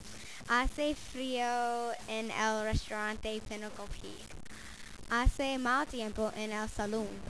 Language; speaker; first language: Spanish; non-native, learner; English